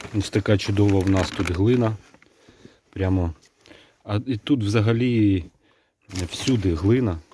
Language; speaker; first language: Ukrainian; native; Ukrainian